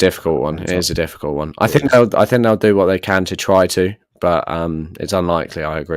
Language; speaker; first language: English; native; English